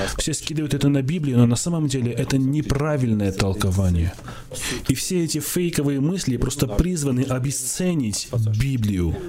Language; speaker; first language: Russian; non-native, local second language; Armenian